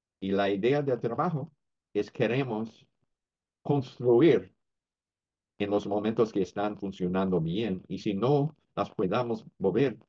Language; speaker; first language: Spanish; non-native, fluent; English